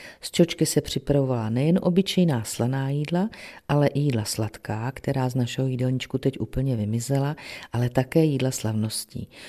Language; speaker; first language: Czech; native; Czech